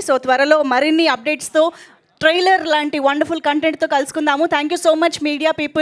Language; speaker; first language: Telugu; native; Telugu